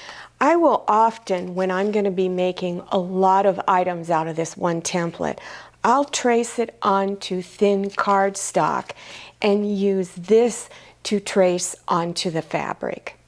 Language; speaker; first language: English; native; English